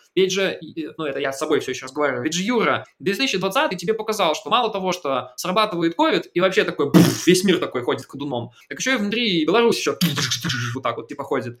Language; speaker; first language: Russian; native; Russian